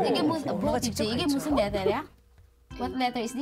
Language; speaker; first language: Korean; non-native, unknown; Filipino